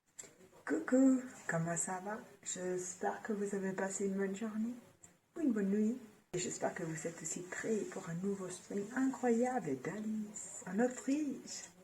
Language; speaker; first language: French; non-native, fluent; German